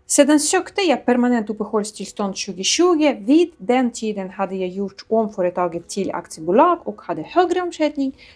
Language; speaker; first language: Swedish; non-native, fluent; Ukrainian